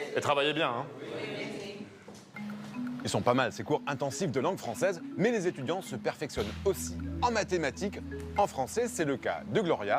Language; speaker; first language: French; native; French